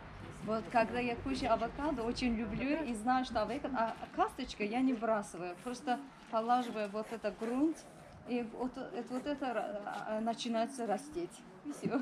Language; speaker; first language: Russian; non-native, learner; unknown